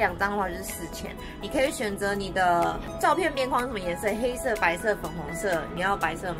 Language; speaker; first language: Chinese; native; Chinese